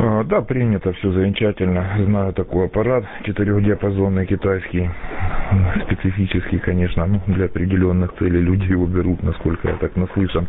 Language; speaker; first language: Russian; native; Russian